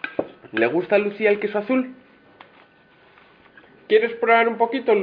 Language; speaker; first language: Spanish; native; Spanish